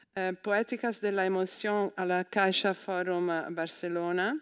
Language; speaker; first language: English; non-native, fluent; Italian